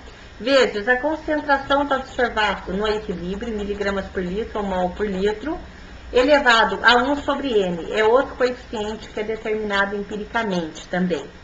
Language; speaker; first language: Portuguese; native; Portuguese